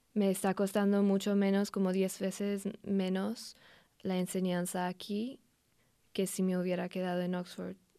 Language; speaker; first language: Spanish; non-native, fluent; English